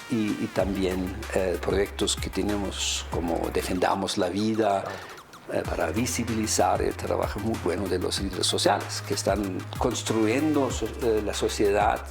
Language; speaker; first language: Spanish; non-native, fluent; German